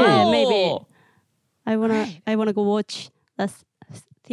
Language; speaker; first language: English; non-native, learner; Japanese